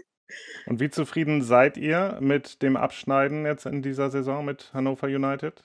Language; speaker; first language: German; native; German